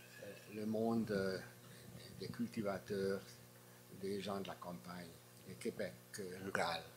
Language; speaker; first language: French; non-native, fluent; Hungarian